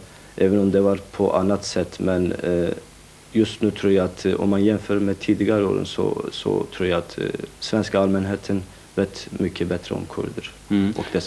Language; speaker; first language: Swedish; non-native, fluent; Kurdish